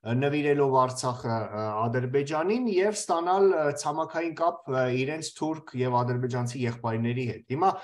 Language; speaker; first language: Armenian; native; Armenian